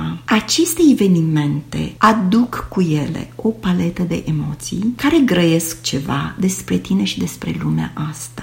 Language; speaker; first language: Romanian; native; Romanian